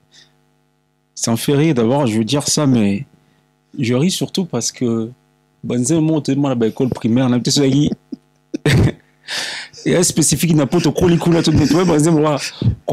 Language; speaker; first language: French; non-native, local second language; Lingala